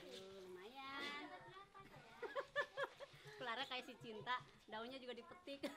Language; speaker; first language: Indonesian; native; Indonesian